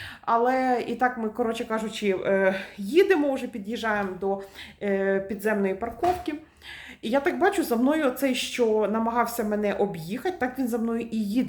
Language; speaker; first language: Ukrainian; native; Ukrainian